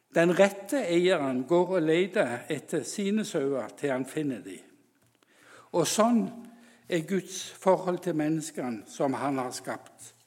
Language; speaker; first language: Norwegian; native; Norwegian